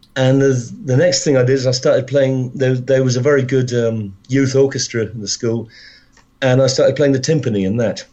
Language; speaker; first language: English; native; English